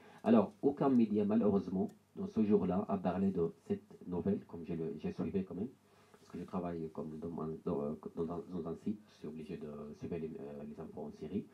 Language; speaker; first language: French; non-native, learner; Arabic